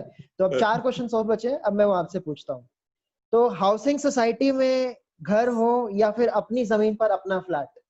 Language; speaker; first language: Hindi; native; Hindi